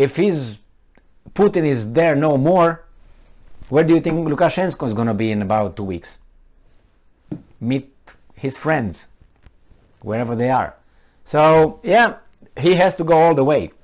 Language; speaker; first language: English; non-native, fluent; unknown